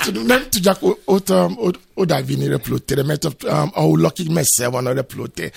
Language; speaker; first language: Hungarian; non-native, fluent; Yoruba